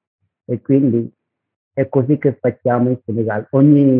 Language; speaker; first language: Italian; non-native, learner; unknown